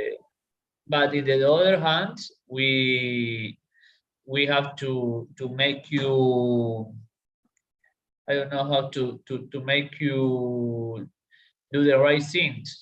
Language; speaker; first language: English; non-native, learner; Spanish